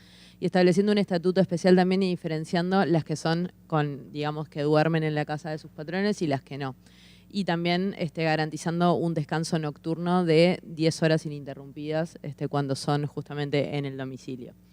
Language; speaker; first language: Spanish; native; Spanish